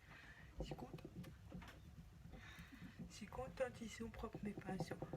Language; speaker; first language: French; native; French